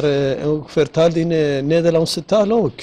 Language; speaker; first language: Dutch; non-native, learner; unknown